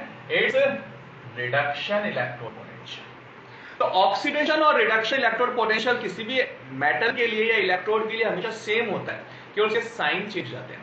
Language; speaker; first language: Hindi; native; Hindi